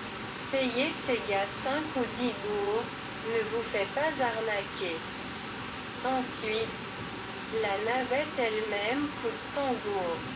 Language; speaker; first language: French; non-native, local second language; Haitian Creole